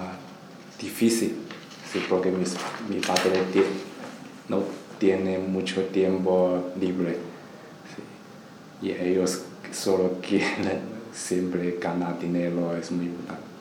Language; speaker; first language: Spanish; non-native, learner; Chinese